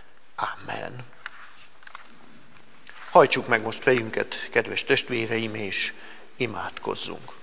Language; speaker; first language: Hungarian; native; Hungarian